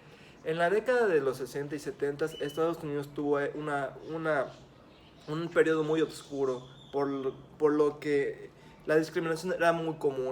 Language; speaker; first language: Spanish; native; Spanish